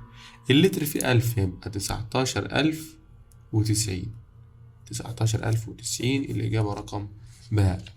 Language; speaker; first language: Arabic; native; Arabic